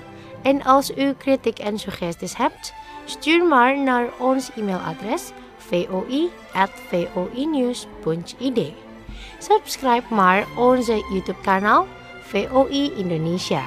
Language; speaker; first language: Dutch; non-native, fluent; Indonesian